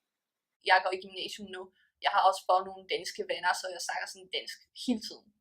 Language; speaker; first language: Danish; early bilingual, other home language; Polish